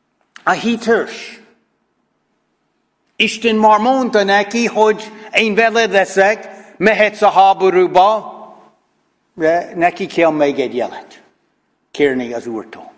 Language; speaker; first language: Hungarian; non-native, fluent; English